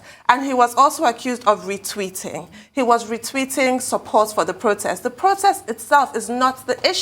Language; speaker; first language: English; native; English